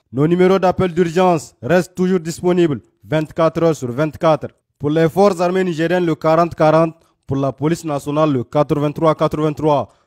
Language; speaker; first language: French; non-native, local second language; Hausa